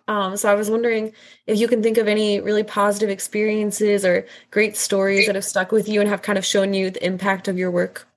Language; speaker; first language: English; native; English